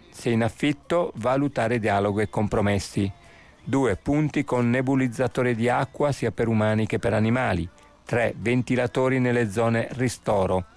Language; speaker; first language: Italian; native; Italian